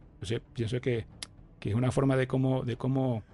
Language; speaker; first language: Spanish; native; Spanish